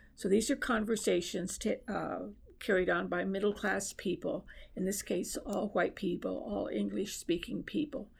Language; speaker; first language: English; native; English